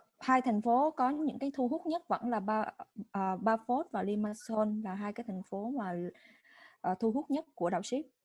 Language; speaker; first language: Vietnamese; native; Vietnamese